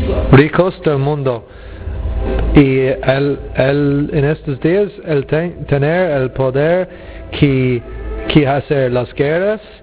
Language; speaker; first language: Spanish; non-native, learner; English